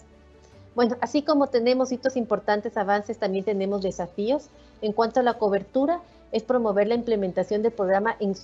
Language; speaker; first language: Spanish; native; Spanish